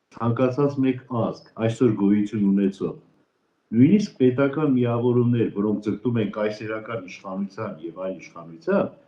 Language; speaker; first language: Armenian; native; Armenian